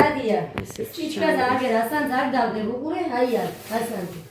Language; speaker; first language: Georgian; native; Georgian